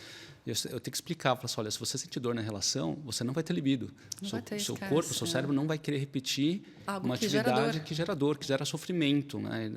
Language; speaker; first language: Portuguese; native; Portuguese